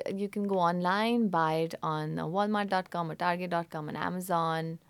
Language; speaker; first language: English; non-native, local second language; Hindi